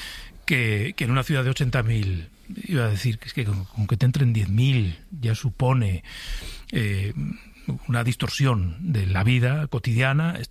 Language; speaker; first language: Spanish; native; Spanish